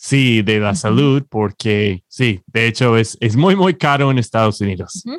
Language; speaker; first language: Spanish; non-native, fluent; English